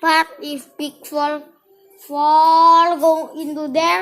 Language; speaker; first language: English; non-native, learner; Indonesian